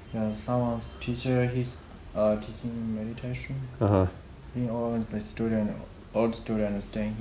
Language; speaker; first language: English; non-native, learner; Tibetan